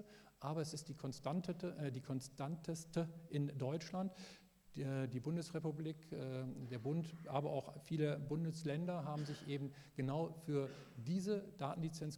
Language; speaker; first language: German; native; German